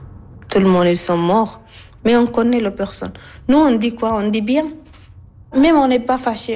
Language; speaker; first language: French; non-native, learner; Arabic